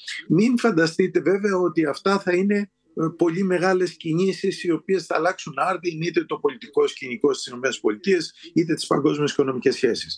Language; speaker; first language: Greek; native; Greek